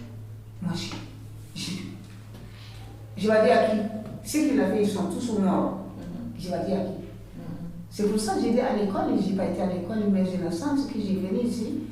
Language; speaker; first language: French; non-native, learner; Bambara